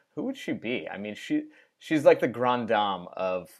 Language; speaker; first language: English; native; English